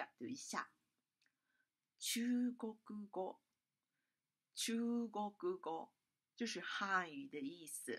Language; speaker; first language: Chinese; non-native, fluent; Japanese